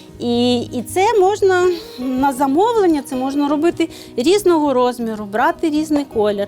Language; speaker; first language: Ukrainian; non-native, local second language; Russian